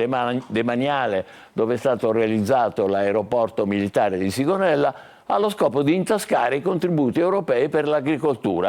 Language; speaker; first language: Italian; native; Italian